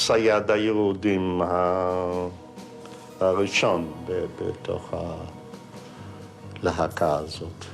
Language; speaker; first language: Hebrew; non-native, fluent; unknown